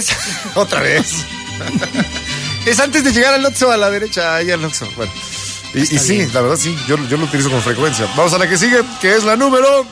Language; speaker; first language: Spanish; native; Spanish